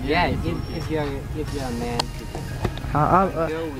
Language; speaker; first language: English; non-native, learner; Lao